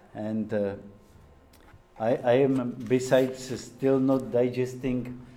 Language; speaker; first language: English; non-native, fluent; Czech